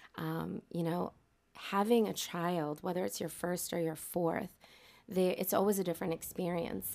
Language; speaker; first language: English; native; English